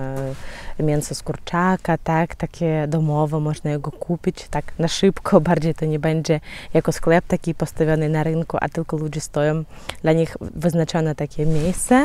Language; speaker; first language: Polish; non-native, fluent; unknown